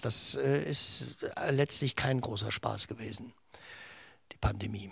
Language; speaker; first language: German; native; German